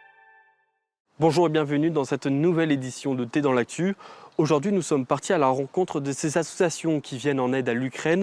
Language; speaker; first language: French; native; French